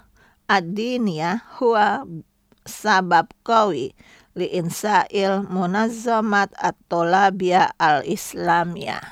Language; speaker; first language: Arabic; non-native, fluent; Indonesian